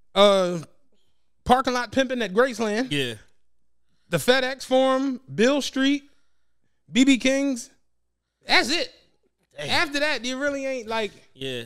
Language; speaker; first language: English; native; English